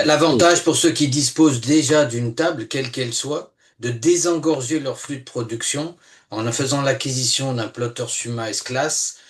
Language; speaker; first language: French; native; French